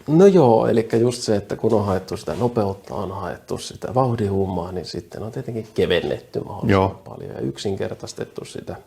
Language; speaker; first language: Finnish; native; Finnish